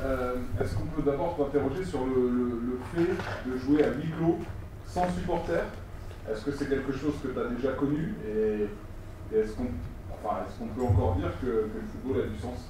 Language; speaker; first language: French; native; French